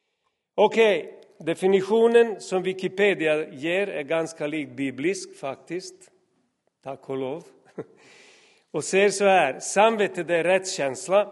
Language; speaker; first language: Swedish; non-native, fluent; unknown